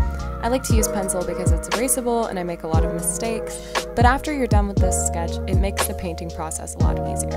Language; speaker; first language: English; native; English